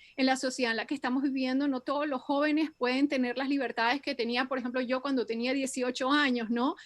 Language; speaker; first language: Spanish; native; Spanish